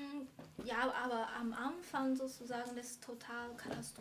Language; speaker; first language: German; non-native, learner; Chinese